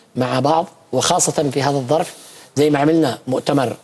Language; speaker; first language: Arabic; native; Arabic